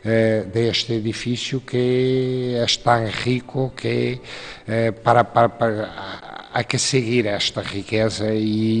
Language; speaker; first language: Spanish; non-native, fluent; Portuguese